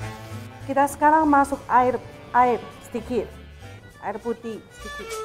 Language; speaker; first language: Indonesian; non-native, fluent; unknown